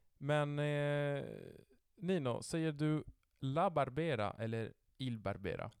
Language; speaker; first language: Swedish; non-native, fluent; Italian